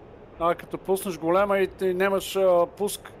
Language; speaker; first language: Bulgarian; native; Bulgarian